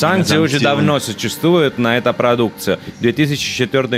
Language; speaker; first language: Russian; non-native, learner; Italian